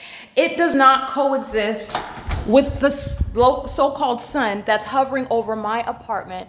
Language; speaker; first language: English; native; English